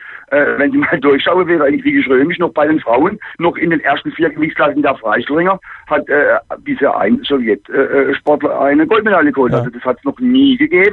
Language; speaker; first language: German; native; German